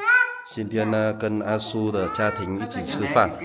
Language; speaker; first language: Chinese; non-native, learner; Vietnamese